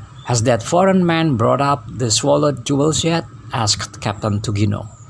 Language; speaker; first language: English; non-native, fluent; Indonesian